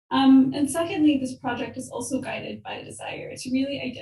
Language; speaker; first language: English; native; English